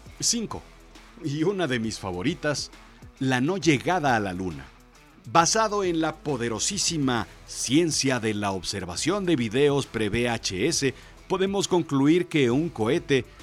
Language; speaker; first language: Spanish; native; Spanish